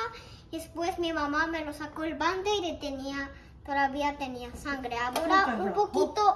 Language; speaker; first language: Spanish; early bilingual, heritage; Spanish